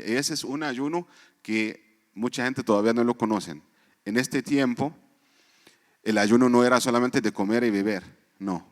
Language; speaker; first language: Spanish; non-native, fluent; Arabic